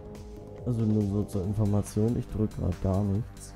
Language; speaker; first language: German; native; German